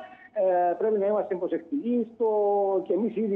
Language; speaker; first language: Greek; native; Greek